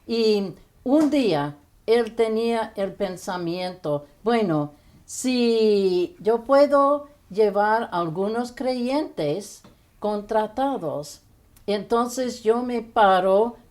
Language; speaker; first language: Spanish; non-native, fluent; English